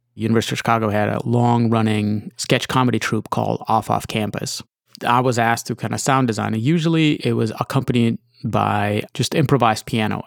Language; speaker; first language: English; early bilingual, other home language; Russian